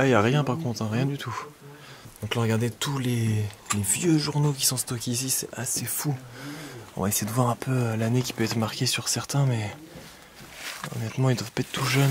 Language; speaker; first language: French; native; French